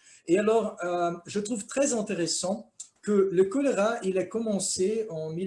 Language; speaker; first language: French; non-native, fluent; Portuguese